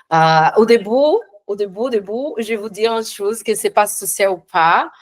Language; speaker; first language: French; non-native, learner; Portuguese